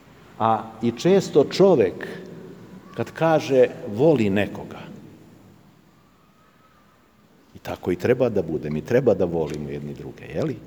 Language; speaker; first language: Serbian; native; Serbian